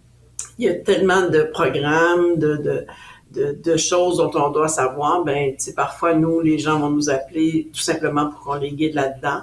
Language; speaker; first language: French; native; French